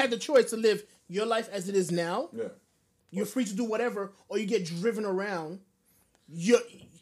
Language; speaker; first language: English; non-native, fluent; French